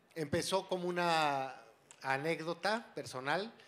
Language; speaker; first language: Spanish; native; Spanish